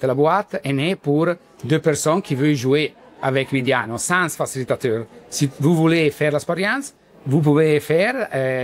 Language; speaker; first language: French; non-native, learner; Italian